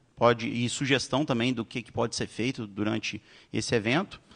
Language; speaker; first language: Portuguese; native; Portuguese